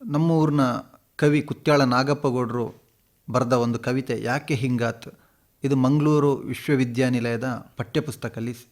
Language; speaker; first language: Kannada; native; Kannada